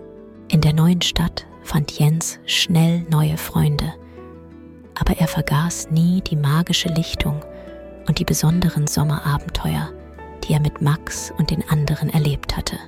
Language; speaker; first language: German; native; German